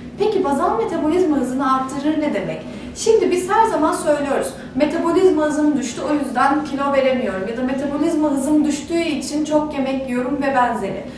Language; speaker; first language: Turkish; native; Turkish